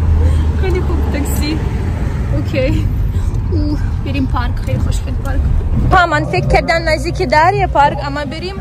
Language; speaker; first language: Persian; non-native, learner; Turkish